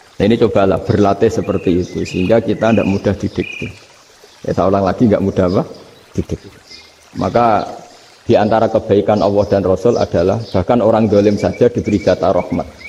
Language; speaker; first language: Indonesian; non-native, local second language; Javanese